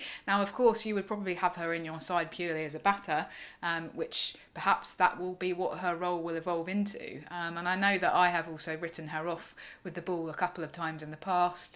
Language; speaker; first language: English; native; English